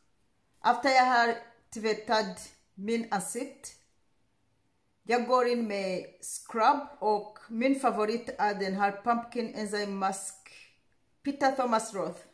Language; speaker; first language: Swedish; non-native, learner; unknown